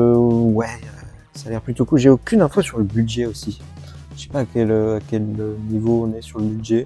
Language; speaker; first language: French; native; French